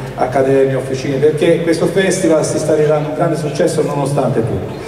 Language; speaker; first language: Italian; native; Italian